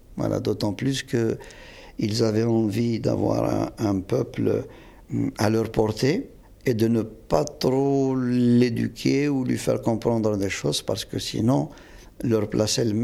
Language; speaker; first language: French; non-native, local second language; Kabyle